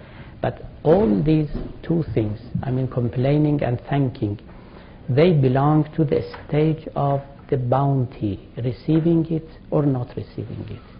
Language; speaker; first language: English; non-native, fluent; Persian